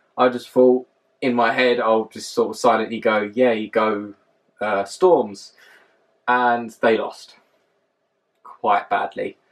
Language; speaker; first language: English; native; English